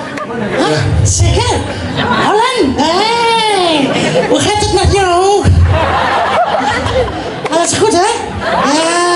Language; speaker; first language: Dutch; non-native, learner; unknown